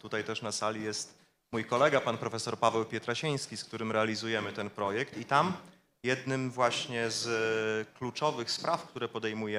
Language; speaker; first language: Polish; native; Polish